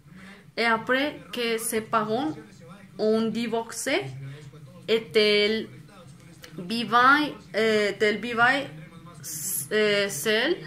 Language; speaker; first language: French; non-native, fluent; Spanish